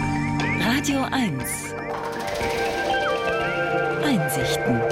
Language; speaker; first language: German; native; German